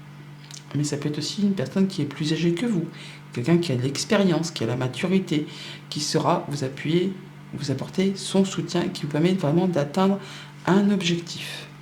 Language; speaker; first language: French; native; French